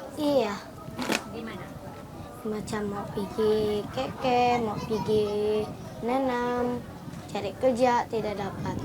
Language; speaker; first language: Indonesian; non-native, local second language; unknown